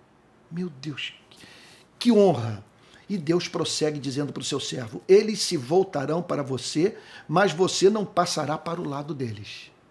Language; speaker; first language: Portuguese; native; Portuguese